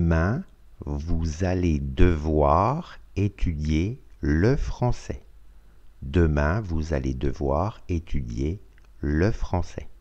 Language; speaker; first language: French; non-native, fluent; Russian